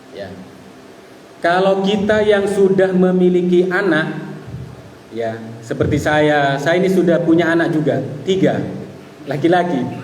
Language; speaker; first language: Indonesian; non-native, local second language; Madurese